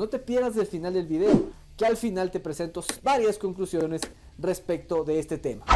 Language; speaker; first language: Spanish; native; Spanish